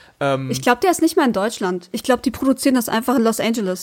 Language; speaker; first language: German; native; German